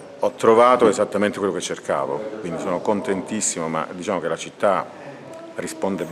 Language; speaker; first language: Italian; native; Italian